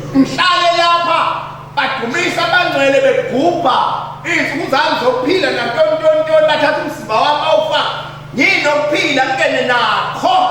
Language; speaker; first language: Zulu; native; Zulu